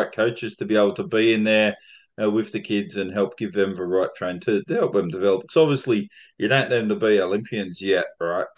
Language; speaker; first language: English; native; English